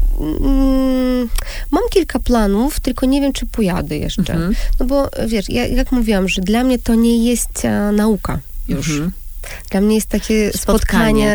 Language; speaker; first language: Polish; non-native, fluent; Russian